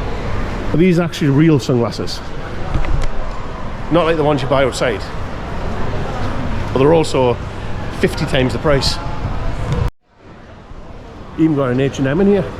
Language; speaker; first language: English; native; English